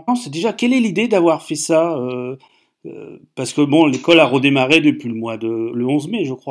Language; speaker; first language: French; native; French